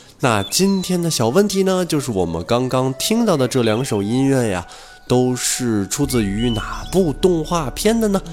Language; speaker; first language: Chinese; native; Chinese